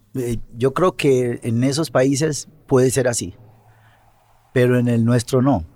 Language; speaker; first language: Spanish; native; Spanish